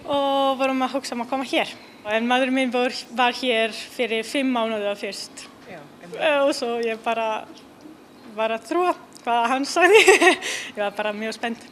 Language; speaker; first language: Icelandic; non-native, learner; Italian